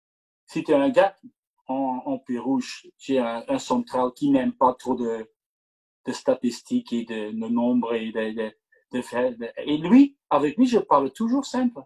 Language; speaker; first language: French; non-native, local second language; Dutch